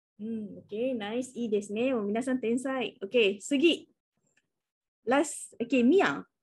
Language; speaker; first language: Japanese; non-native, fluent; Malay